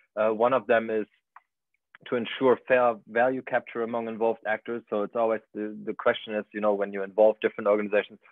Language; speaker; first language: English; non-native, fluent; German